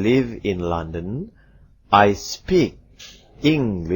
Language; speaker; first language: English; non-native, fluent; Indonesian